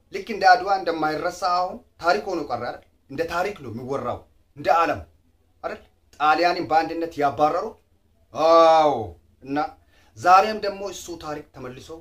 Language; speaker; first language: Amharic; non-native, local second language; Oromo